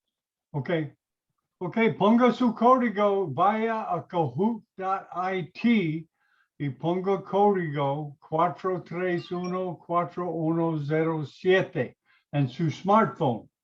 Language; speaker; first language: Spanish; non-native, learner; English